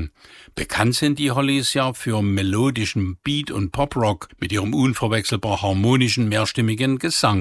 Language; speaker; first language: German; native; German